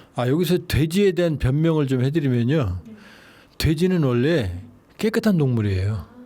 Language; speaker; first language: Korean; native; Korean